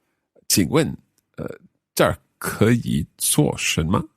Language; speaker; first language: Chinese; non-native, learner; English